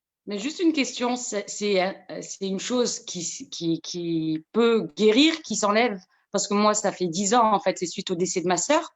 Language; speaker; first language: French; native; French